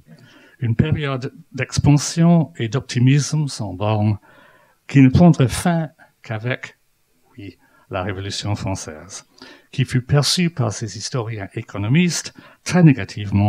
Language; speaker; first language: French; non-native, fluent; English